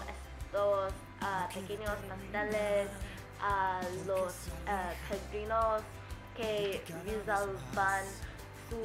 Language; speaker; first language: Spanish; non-native, learner; English